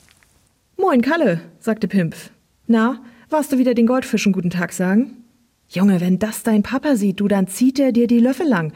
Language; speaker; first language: German; native; German